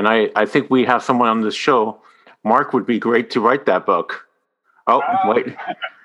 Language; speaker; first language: English; non-native, fluent; French